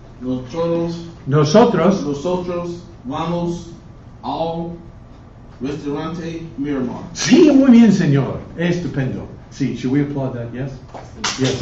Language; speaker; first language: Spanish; non-native, fluent; English